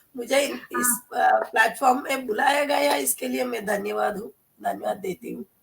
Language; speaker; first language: Hindi; non-native, local second language; Malayalam